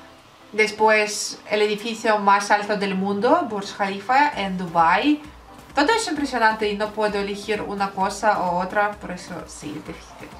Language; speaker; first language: Spanish; non-native, learner; Russian